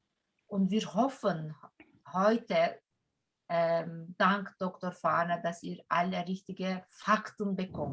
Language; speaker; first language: German; non-native, fluent; Turkish